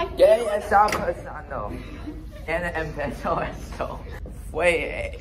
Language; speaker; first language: Spanish; non-native, learner; English